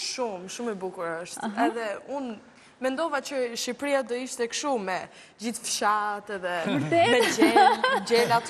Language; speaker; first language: Albanian; early bilingual, heritage; Albanian